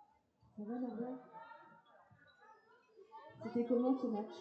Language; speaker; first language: French; native; French